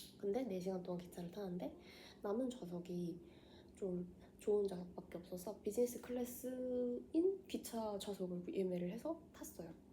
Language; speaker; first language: Korean; native; Korean